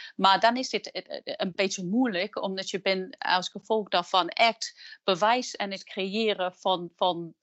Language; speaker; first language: Dutch; non-native, fluent; English